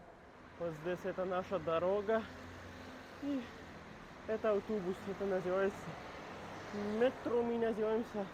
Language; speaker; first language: Russian; non-native, learner; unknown